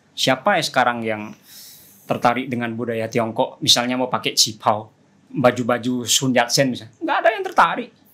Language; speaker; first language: Indonesian; non-native, local second language; Madurese